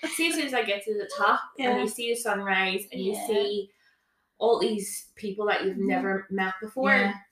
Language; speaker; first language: English; native; English